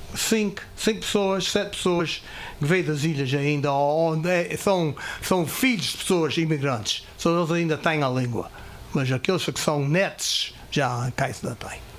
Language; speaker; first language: Portuguese; early bilingual, heritage; Portuguese